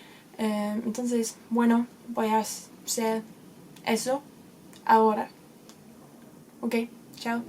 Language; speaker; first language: Spanish; non-native, learner; English